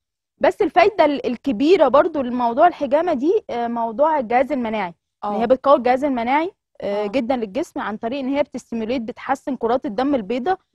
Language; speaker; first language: Arabic; native; Arabic